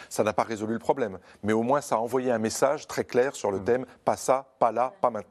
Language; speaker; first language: French; native; French